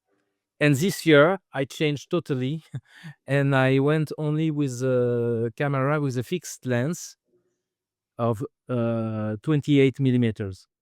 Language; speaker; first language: English; non-native, fluent; French